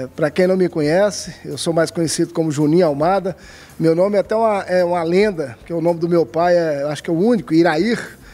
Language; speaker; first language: Portuguese; native; Portuguese